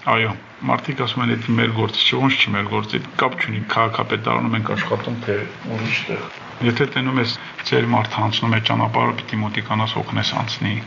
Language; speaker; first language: Armenian; native; Armenian